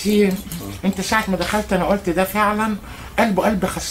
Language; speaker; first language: Arabic; native; Arabic